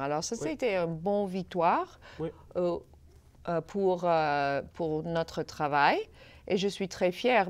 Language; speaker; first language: French; non-native, fluent; English